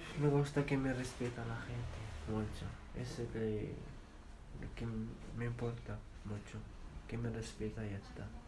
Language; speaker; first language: Spanish; non-native, learner; Arabic